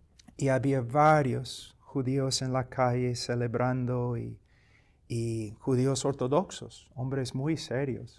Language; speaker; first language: Spanish; non-native, fluent; English